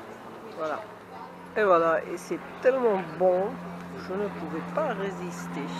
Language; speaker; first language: French; native; French